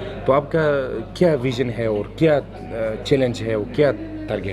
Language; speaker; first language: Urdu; non-native, local second language; Pashto